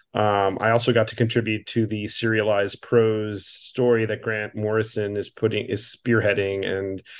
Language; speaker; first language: English; native; English